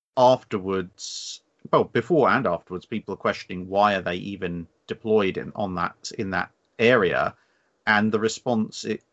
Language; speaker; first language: English; native; English